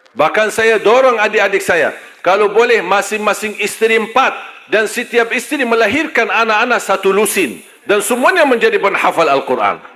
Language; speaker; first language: Malay; non-native, fluent; Arabic